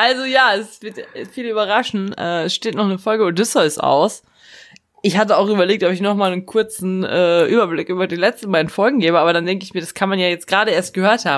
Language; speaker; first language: German; native; German